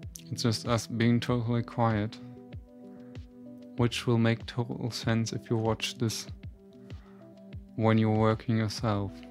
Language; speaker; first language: English; non-native, fluent; German